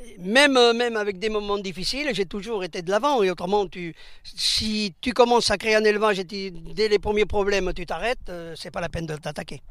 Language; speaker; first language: French; early bilingual, other home language; Spanish